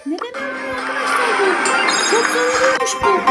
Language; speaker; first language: Turkish; native; Turkish